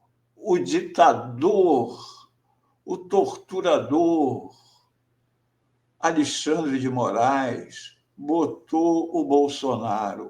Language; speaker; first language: Portuguese; native; Portuguese